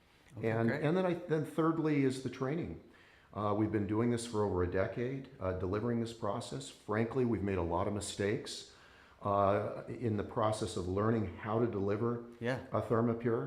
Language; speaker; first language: English; native; English